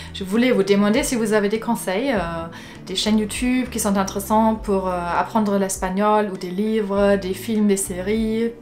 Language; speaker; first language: French; non-native, fluent; German